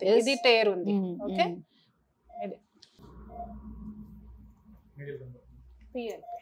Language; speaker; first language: Telugu; non-native, fluent; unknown